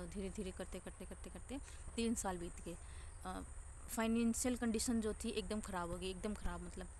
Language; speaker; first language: Hindi; native; Hindi